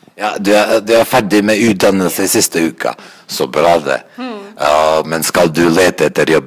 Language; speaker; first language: Norwegian; non-native, fluent; Croatian